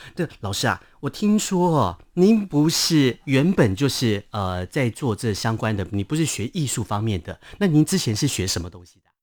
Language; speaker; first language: Chinese; non-native, local second language; Hakka Chinese